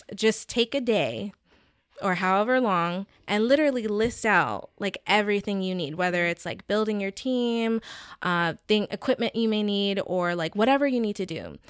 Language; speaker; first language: English; native; English